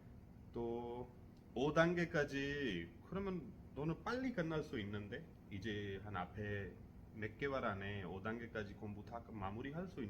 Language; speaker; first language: Korean; non-native, fluent; Urdu